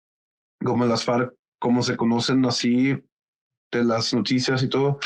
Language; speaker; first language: Spanish; non-native, fluent; German